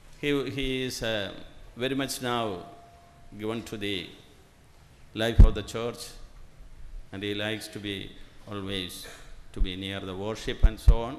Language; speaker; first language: English; non-native, local second language; Malayalam